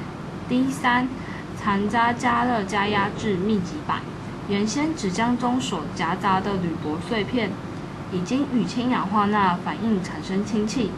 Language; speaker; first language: Chinese; native; Chinese